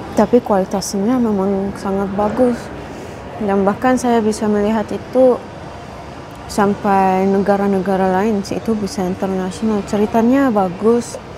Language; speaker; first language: Indonesian; non-native, fluent; Arabic